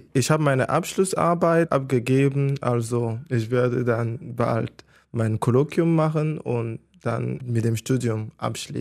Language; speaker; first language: German; non-native, fluent; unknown